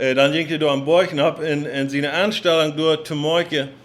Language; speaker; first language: German; non-native, learner; English